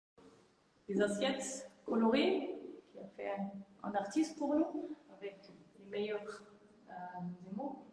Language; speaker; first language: French; non-native, fluent; German